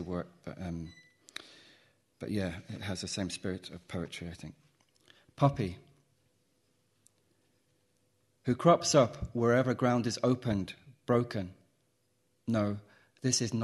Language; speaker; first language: English; native; English